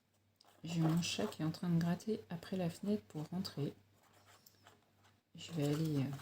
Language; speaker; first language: French; native; French